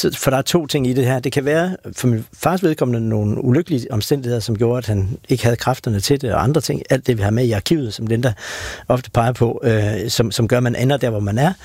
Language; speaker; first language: Danish; native; Danish